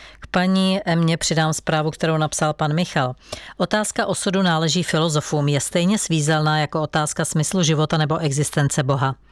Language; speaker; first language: Czech; native; Czech